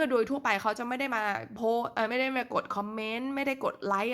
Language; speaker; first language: Thai; native; Thai